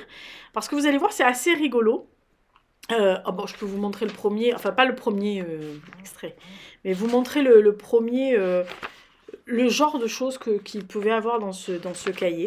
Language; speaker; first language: French; native; French